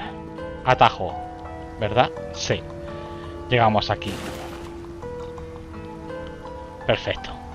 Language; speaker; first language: Spanish; native; Spanish